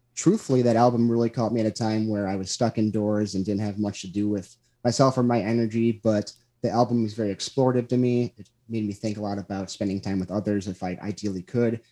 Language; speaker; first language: English; native; English